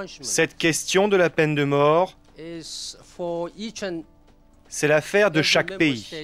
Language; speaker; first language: French; non-native, learner; Korean